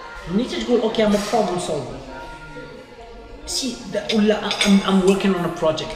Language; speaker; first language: English; non-native, fluent; Arabic